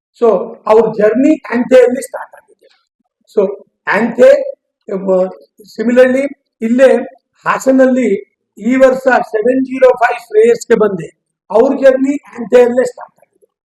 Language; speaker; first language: Kannada; non-native, learner; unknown